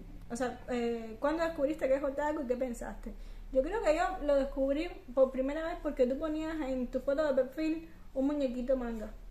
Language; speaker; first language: Spanish; native; Spanish